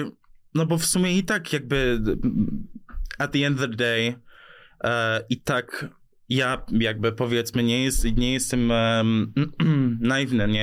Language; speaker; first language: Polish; early bilingual, heritage; English